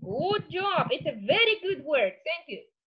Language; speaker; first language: English; non-native, fluent; Russian